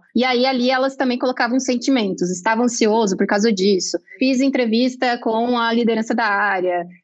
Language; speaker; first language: Portuguese; native; Portuguese